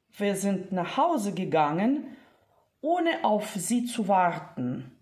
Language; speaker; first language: German; non-native, fluent; Ukrainian